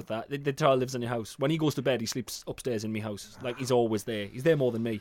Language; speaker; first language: English; native; English